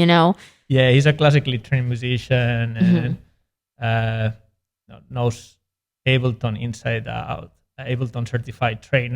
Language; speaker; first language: English; non-native, fluent; Spanish